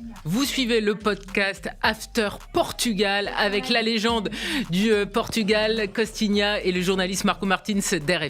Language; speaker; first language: French; native; French